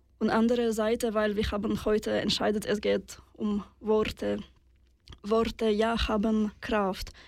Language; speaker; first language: German; non-native, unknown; Russian